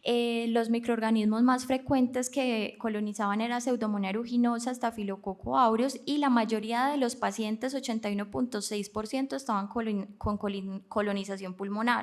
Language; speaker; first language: Spanish; native; Spanish